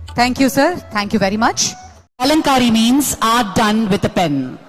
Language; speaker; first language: English; non-native, local second language; Telugu